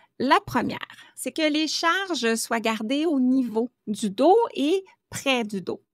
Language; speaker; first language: French; native; French